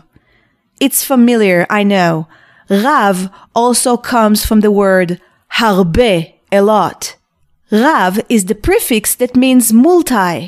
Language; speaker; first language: English; non-native, fluent; Hebrew